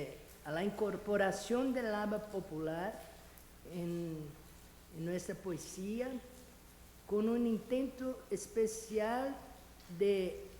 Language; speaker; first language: Spanish; non-native, fluent; Portuguese